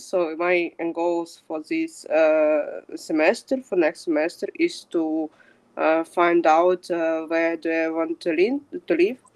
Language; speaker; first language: English; non-native, fluent; Ukrainian